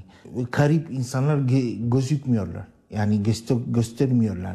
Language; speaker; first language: Turkish; non-native, learner; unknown